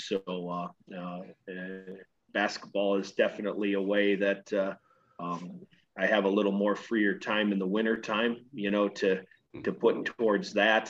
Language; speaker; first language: English; native; English